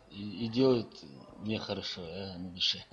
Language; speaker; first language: Russian; non-native, local second language; Ingush